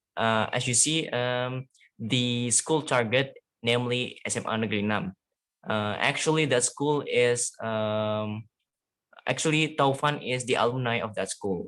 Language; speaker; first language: English; non-native, fluent; Indonesian